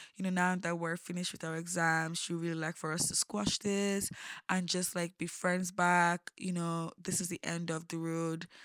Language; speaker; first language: English; non-native, local second language; Yoruba